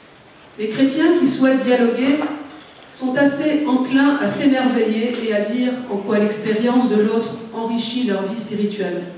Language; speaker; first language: French; native; French